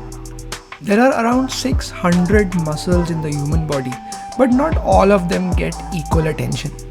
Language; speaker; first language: English; non-native, local second language; Hindi